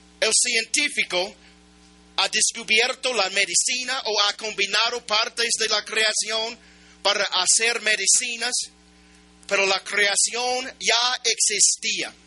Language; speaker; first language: Spanish; non-native, learner; English